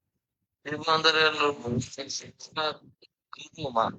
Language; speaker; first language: Italian; non-native, learner; Bangla